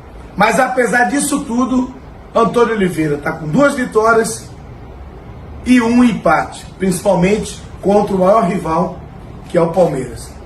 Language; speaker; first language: Portuguese; native; Portuguese